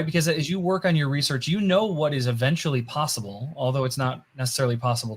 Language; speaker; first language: English; native; English